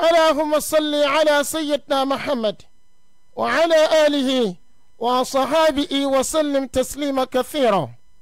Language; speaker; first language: Arabic; non-native, fluent; Yoruba